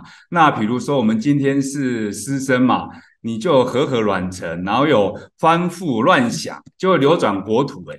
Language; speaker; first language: Chinese; native; Chinese